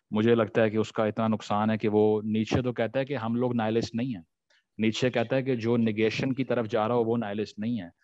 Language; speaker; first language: Urdu; native; Urdu